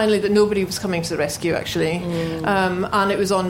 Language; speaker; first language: English; native; English